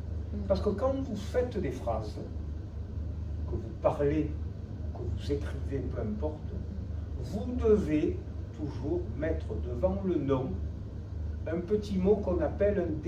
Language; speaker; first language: French; native; French